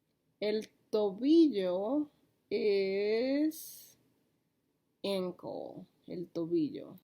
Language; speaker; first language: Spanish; early bilingual, heritage; Spanish